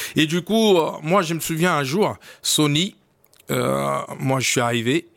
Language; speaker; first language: French; non-native, fluent; Portuguese